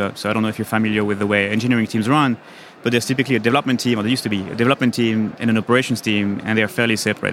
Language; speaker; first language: English; non-native, fluent; French